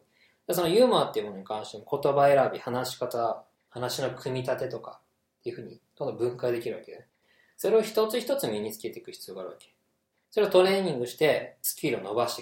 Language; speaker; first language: Japanese; native; Japanese